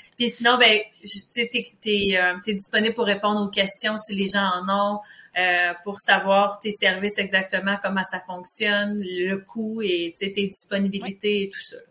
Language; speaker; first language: French; native; French